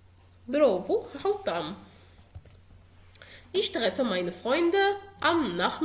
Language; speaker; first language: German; non-native, fluent; Arabic